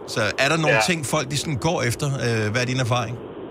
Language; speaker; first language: Danish; native; Danish